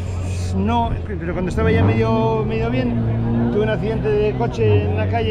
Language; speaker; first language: Spanish; native; Spanish